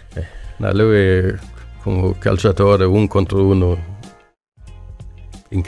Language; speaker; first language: Italian; non-native, learner; Swedish